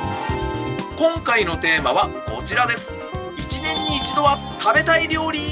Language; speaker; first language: Japanese; native; Japanese